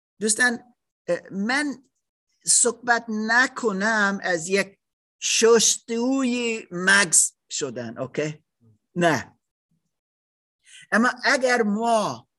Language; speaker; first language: Persian; non-native, learner; English